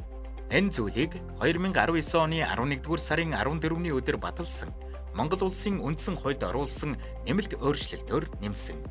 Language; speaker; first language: Mongolian; native; Mongolian